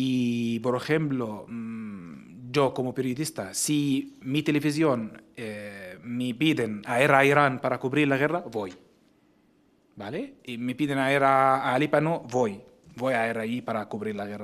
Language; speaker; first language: Spanish; non-native, fluent; Arabic